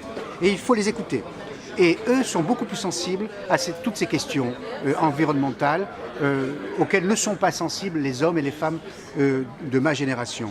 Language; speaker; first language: French; native; French